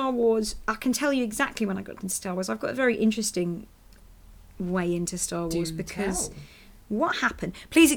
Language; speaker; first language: English; native; English